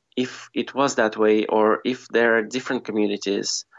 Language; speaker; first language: English; non-native, fluent; Russian